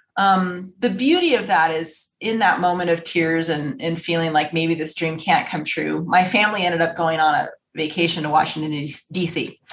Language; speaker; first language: English; native; English